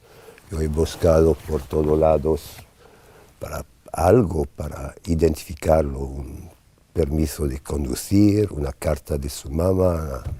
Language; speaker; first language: Spanish; non-native, fluent; English